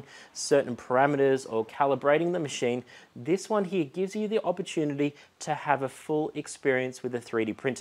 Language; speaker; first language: English; native; English